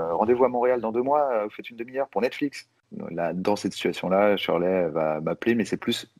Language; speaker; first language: French; native; French